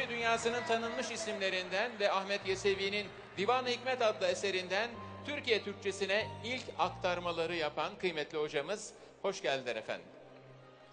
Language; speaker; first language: Turkish; native; Turkish